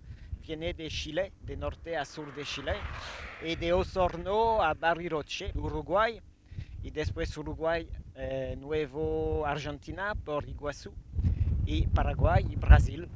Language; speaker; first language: Spanish; non-native, learner; French